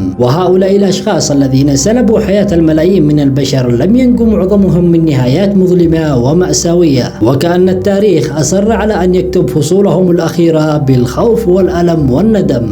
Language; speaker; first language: Arabic; native; Arabic